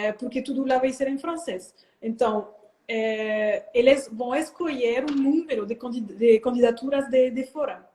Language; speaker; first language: Portuguese; non-native, fluent; French